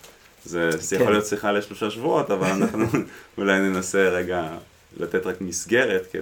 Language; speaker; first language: Hebrew; native; Hebrew